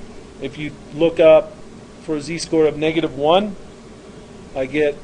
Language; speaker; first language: English; native; English